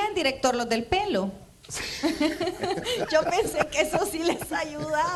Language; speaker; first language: Spanish; native; Spanish